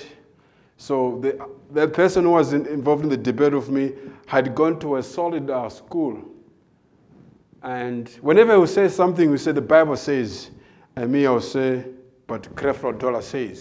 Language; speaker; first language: English; non-native, local second language; Nyanja